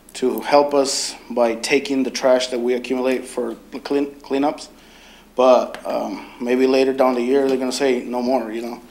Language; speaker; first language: English; early bilingual, other home language; Spanish